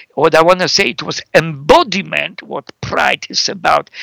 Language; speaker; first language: English; non-native, fluent; Polish